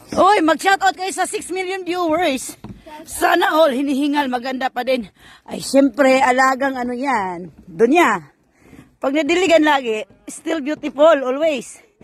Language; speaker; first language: Filipino; non-native, local second language; Cebuano